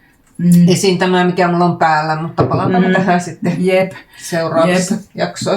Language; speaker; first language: Finnish; native; Finnish